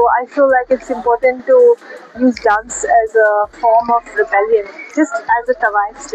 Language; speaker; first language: English; non-native, local second language; Hindi